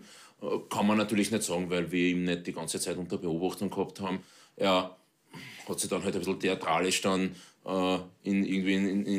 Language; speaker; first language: German; native; German